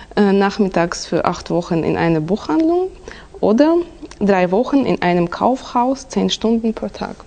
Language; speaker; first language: German; non-native, fluent; Russian